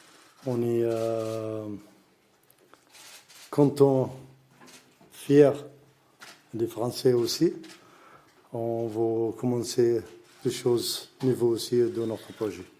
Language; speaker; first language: French; non-native, learner; Arabic